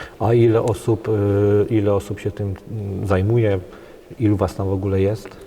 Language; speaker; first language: Polish; native; Polish